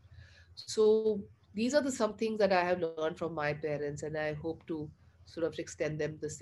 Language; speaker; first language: English; non-native, local second language; Punjabi